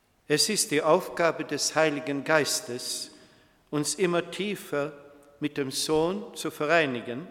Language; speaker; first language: German; non-native, fluent; Swedish